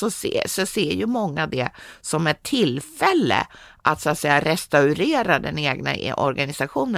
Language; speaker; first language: Swedish; native; Swedish